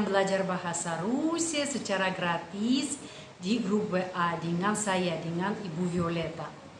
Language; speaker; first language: Indonesian; non-native, fluent; Russian